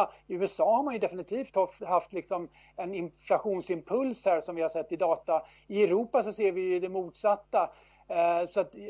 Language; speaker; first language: Swedish; native; Swedish